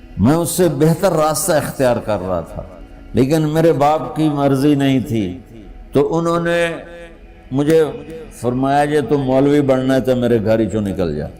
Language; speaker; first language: Urdu; non-native, local second language; Punjabi